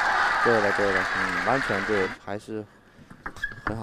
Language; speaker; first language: Chinese; native; Chinese